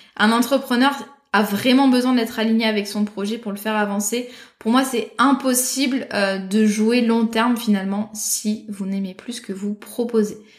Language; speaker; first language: French; native; French